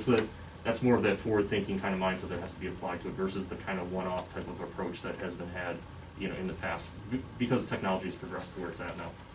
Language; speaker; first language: English; native; English